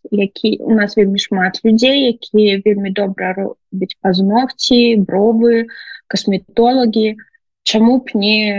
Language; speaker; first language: Belarusian; native; Belarusian